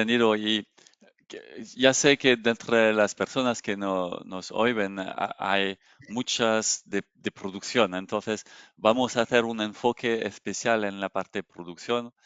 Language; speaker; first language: Spanish; non-native, learner; French